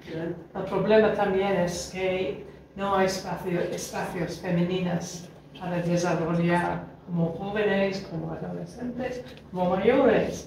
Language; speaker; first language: Spanish; non-native, fluent; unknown